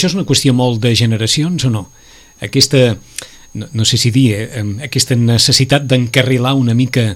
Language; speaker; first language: Catalan; native; Catalan